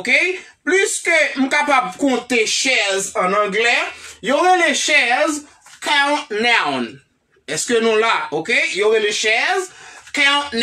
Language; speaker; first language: French; non-native, local second language; Haitian Creole